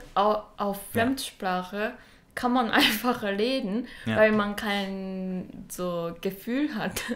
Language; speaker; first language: German; non-native, learner; Japanese